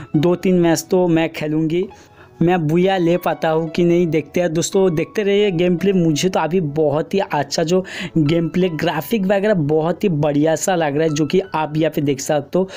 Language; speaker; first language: Hindi; non-native, local second language; Bangla